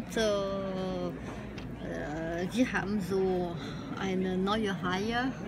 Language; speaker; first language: German; non-native, fluent; French